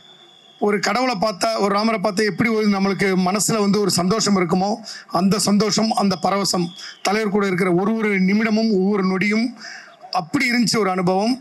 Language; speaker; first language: Tamil; native; Tamil